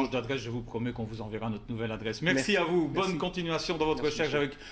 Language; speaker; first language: French; native; French